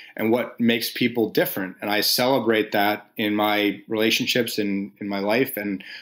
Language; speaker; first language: English; native; English